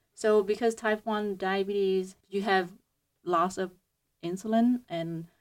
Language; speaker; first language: English; non-native, fluent; Vietnamese